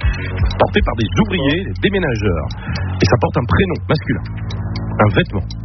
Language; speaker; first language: French; native; French